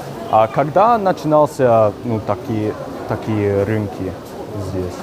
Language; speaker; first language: Russian; non-native, learner; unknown